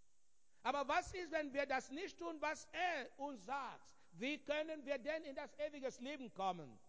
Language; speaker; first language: German; non-native, fluent; Igbo